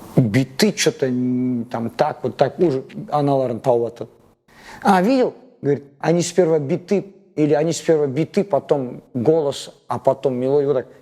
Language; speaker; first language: Russian; non-native, local second language; Kazakh